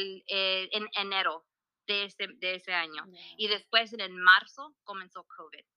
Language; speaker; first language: Spanish; early bilingual, heritage; Spanish